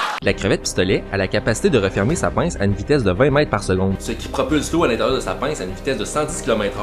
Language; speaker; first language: French; native; French